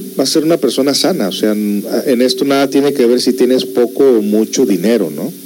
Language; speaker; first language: Spanish; early bilingual, heritage; Spanish